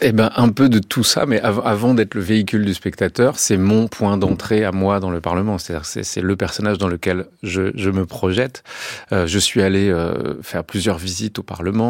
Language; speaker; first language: French; native; French